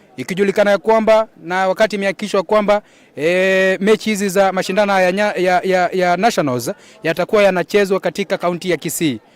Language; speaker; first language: Swahili; non-native, local second language; Gusii